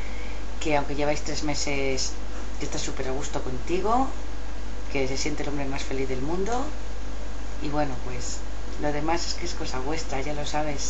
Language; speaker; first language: Spanish; native; Spanish